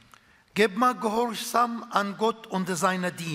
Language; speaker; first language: German; non-native, fluent; Arabic